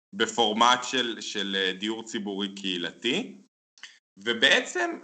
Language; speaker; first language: Hebrew; native; Hebrew